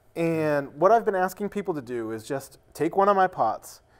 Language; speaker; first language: English; native; English